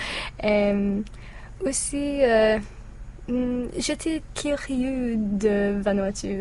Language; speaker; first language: French; non-native, learner; English